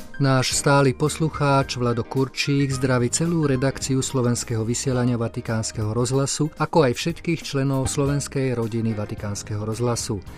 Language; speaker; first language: Slovak; native; Slovak